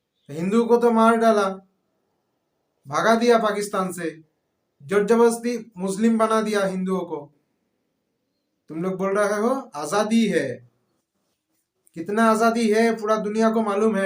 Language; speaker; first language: Hindi; non-native, local second language; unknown